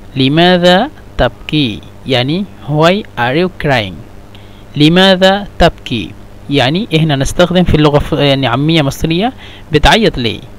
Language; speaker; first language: Egyptian Arabic; non-native, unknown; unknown